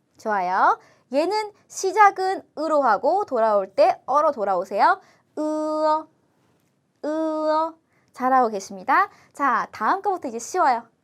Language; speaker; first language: Korean; native; Korean